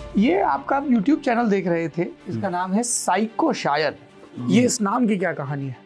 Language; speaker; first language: Hindi; native; Hindi